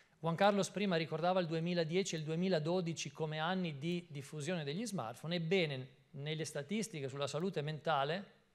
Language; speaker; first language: Italian; native; Italian